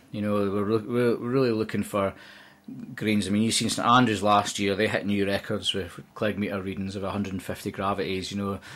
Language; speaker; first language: English; native; English